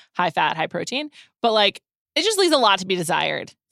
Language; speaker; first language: English; native; English